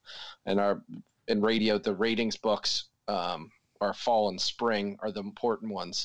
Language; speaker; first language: English; native; English